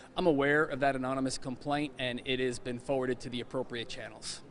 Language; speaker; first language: English; native; English